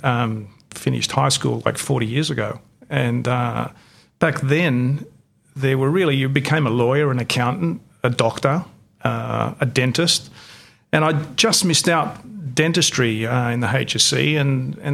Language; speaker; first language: English; non-native, local second language; Greek